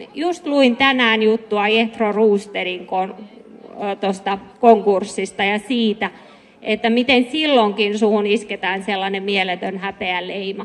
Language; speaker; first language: Finnish; native; Finnish